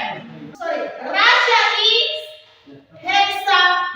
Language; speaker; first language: English; non-native, learner; Indonesian